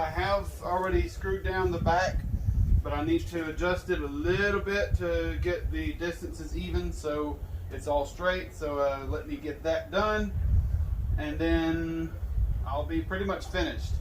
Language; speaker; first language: English; native; English